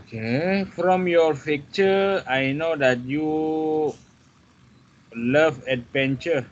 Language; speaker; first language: English; non-native, fluent; Malay